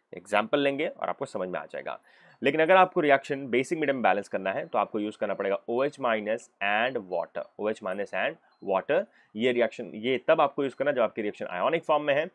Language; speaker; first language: Hindi; native; Hindi